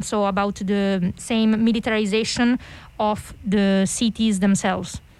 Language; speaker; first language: English; non-native, fluent; Italian